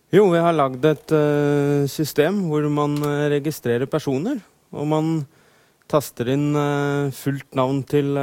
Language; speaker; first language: Norwegian; native; Norwegian